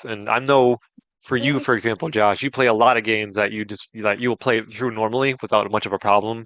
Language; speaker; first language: English; native; English